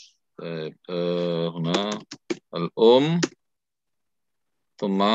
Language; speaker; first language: Arabic; non-native, fluent; Indonesian